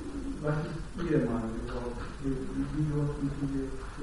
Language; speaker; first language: German; non-native, learner; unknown